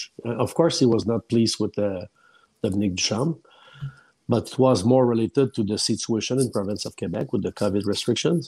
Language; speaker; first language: English; non-native, fluent; French